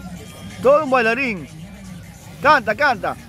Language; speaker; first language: Spanish; native; Spanish